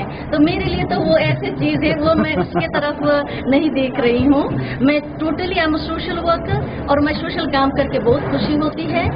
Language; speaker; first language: Hindi; early bilingual, heritage; Hindi